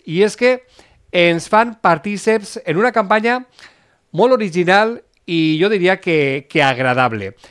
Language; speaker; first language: Catalan; native; Catalan